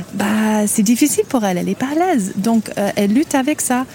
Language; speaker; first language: French; non-native, fluent; English